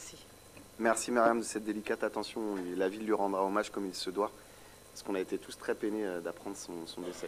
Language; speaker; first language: French; native; French